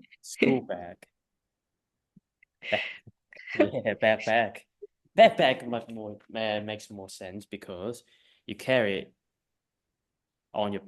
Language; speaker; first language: English; non-native, fluent; Vietnamese